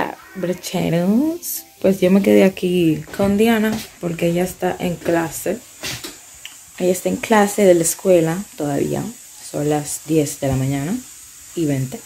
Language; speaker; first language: Spanish; native; Spanish